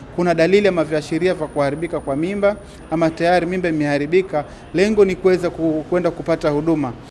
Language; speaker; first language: Swahili; native; Swahili